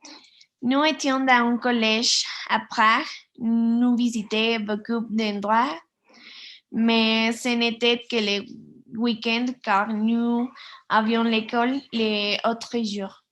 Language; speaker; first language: French; non-native, learner; Spanish